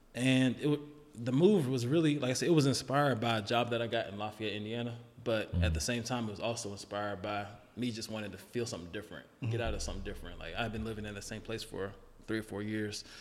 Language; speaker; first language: English; native; English